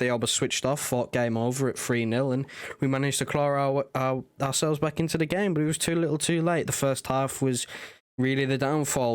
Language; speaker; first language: English; native; English